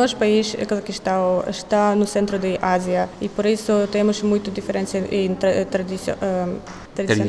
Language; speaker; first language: Portuguese; non-native, learner; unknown